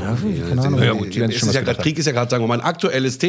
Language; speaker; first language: German; native; German